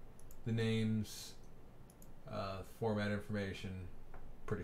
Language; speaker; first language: English; native; English